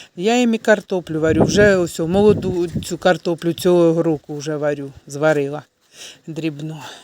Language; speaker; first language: Ukrainian; non-native, local second language; Russian